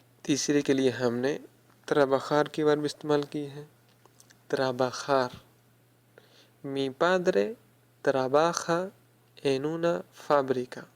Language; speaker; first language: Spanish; non-native, fluent; Urdu